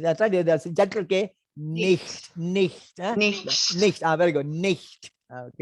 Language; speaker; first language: German; non-native, learner; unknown